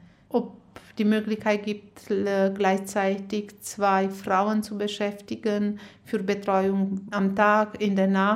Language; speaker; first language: German; non-native, fluent; Romanian